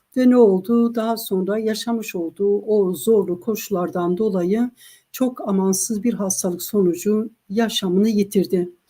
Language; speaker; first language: Turkish; non-native, local second language; Kurdish